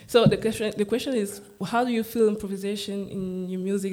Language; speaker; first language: English; non-native, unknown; French